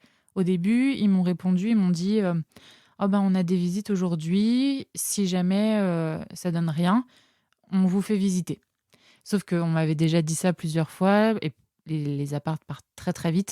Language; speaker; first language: French; native; French